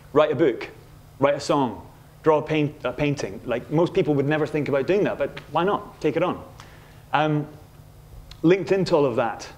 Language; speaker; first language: English; native; English